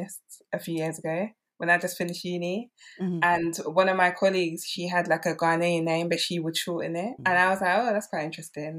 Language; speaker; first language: English; native; English